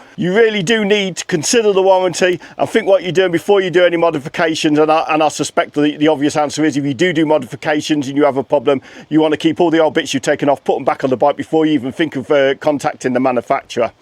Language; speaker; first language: English; native; English